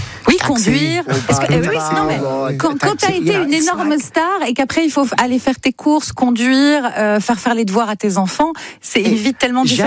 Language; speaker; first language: French; native; French